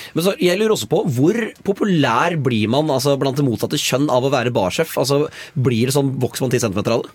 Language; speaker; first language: Norwegian; native; Norwegian